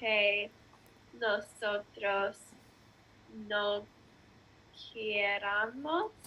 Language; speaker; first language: Spanish; non-native, learner; English